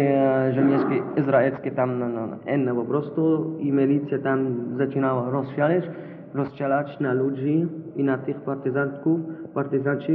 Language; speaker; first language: Polish; non-native, fluent; Arabic